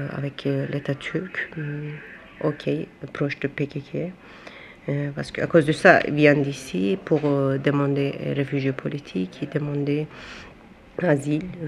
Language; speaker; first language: French; non-native, learner; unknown